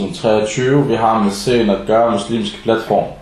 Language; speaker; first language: Danish; non-native, fluent; Arabic